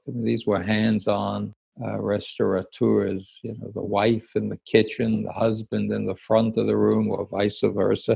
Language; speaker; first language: English; native; English